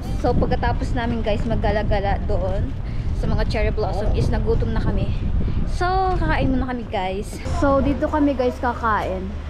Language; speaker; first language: Filipino; native; Filipino